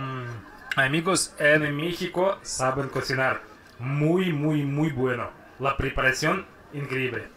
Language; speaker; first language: Spanish; non-native, fluent; Russian